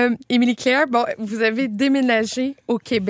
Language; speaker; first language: French; native; French